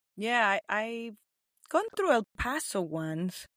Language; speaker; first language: English; non-native, fluent; Spanish